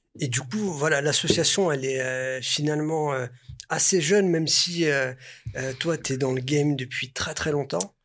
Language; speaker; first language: French; early bilingual, other home language; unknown